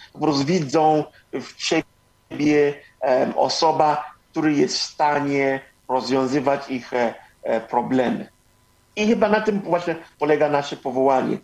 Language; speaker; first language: Polish; non-native, fluent; Igbo